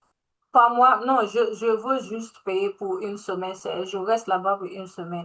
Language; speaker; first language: French; non-native, learner; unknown